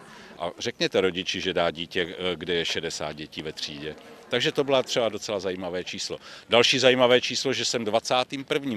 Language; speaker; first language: Czech; native; Czech